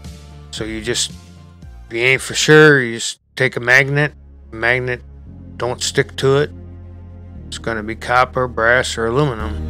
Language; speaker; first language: English; native; English